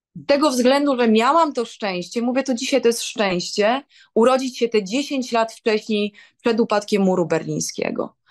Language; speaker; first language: Polish; native; Polish